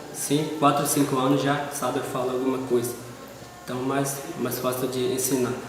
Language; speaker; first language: Portuguese; non-native, local second language; Guarani